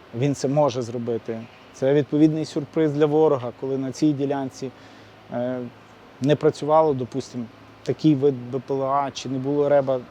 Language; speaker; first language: Ukrainian; native; Ukrainian